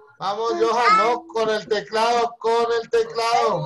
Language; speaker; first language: Spanish; native; Spanish